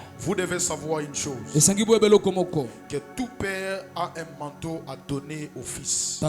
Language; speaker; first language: French; non-native, local second language; Lingala